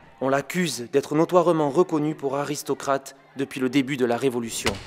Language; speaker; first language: French; native; French